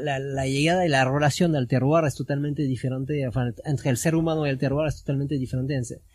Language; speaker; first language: Spanish; non-native, fluent; French